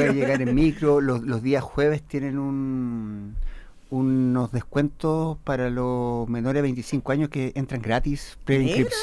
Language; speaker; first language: Spanish; native; Spanish